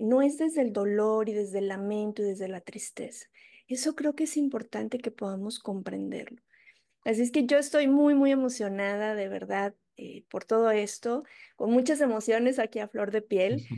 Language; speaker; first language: Spanish; native; Spanish